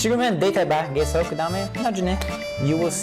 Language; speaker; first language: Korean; non-native, learner; English